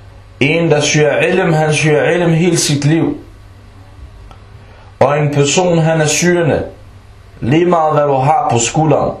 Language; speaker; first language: Danish; early bilingual, other home language; Arabic